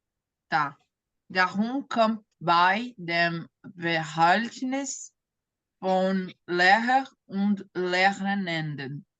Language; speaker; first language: German; non-native, learner; Portuguese